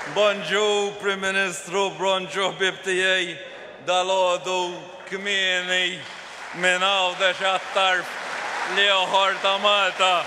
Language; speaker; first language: Maltese; native; Maltese